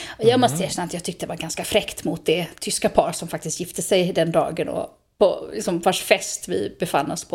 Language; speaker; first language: Swedish; native; Swedish